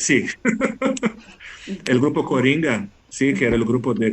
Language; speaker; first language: Spanish; non-native, fluent; Portuguese